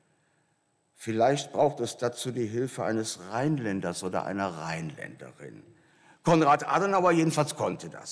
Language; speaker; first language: German; native; German